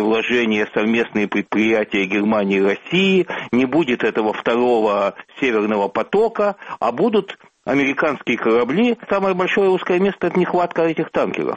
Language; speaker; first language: Russian; native; Russian